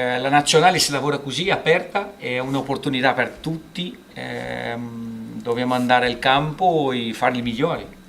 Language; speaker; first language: Italian; non-native, fluent; Portuguese